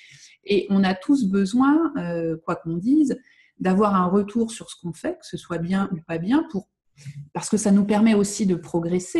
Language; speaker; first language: French; native; French